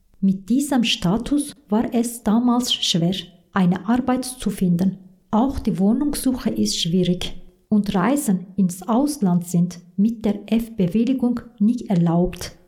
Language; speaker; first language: German; non-native, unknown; Turkish